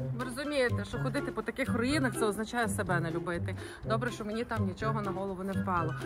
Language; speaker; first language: Ukrainian; native; Ukrainian